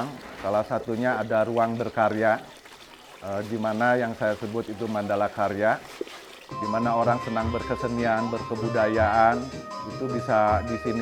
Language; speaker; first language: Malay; non-native, local second language; Sundanese